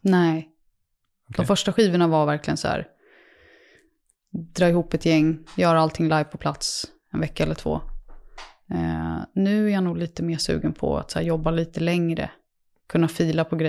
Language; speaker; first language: Swedish; native; Swedish